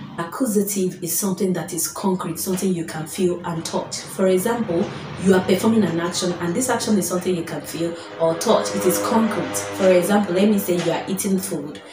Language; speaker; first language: English; non-native, local second language; Igbo